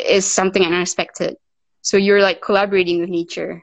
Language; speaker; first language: English; non-native, local second language; Malay